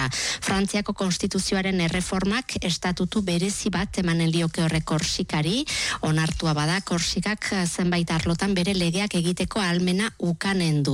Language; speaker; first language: Basque; native; Basque